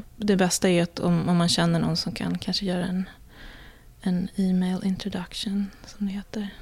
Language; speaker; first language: Swedish; native; Swedish